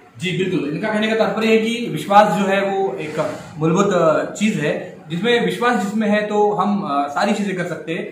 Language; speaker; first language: Hindi; native; Hindi